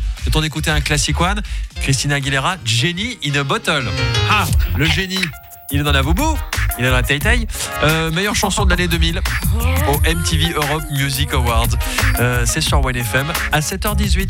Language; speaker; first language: French; native; French